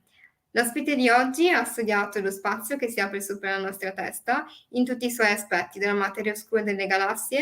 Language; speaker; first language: Italian; native; Italian